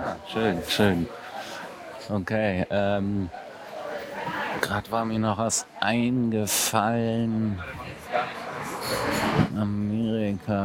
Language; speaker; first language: German; native; German